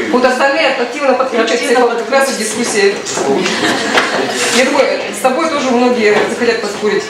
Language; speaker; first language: Russian; native; Russian